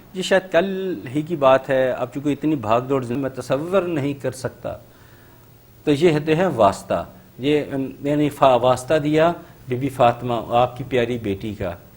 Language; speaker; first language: Urdu; native; Urdu